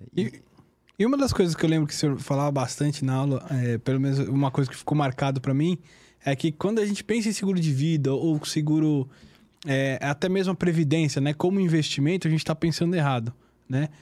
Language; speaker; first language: Portuguese; native; Portuguese